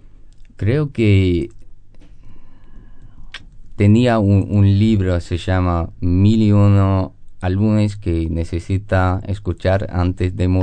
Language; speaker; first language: Spanish; non-native, learner; English